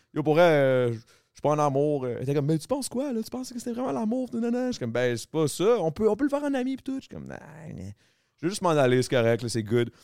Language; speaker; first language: French; native; French